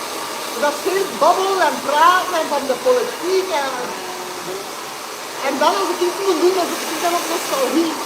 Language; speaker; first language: Dutch; native; Dutch